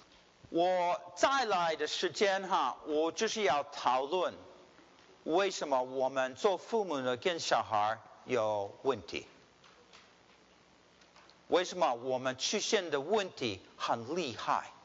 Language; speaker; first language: Chinese; early bilingual, heritage; Chinese